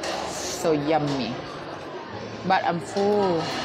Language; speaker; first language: English; non-native, learner; Thai